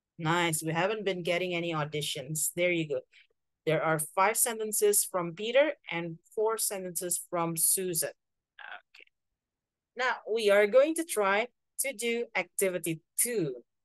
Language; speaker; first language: English; non-native, fluent; Indonesian